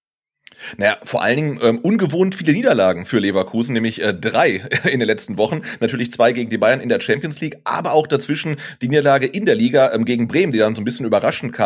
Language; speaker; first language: German; native; German